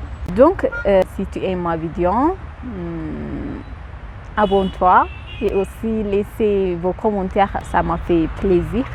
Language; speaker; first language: French; non-native, fluent; Amharic